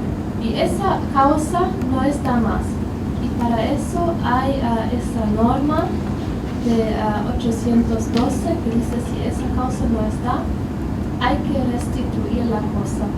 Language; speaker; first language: Spanish; non-native, fluent; German